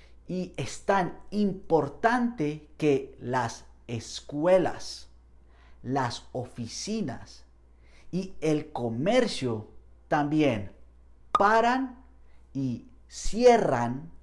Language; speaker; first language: Spanish; non-native, fluent; English